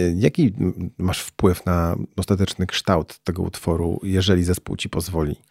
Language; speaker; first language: Polish; native; Polish